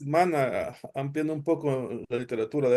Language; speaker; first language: Spanish; native; Spanish